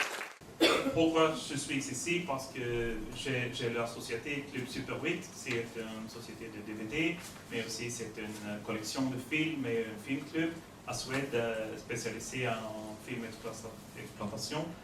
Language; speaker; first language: French; non-native, fluent; Swedish